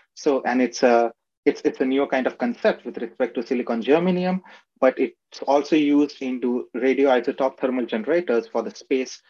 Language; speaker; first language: English; non-native, local second language; Marathi